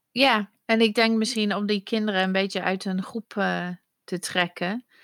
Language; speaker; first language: Dutch; non-native, fluent; English